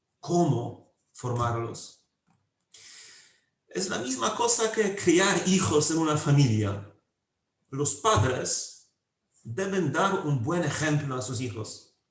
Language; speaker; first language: Spanish; non-native, fluent; Polish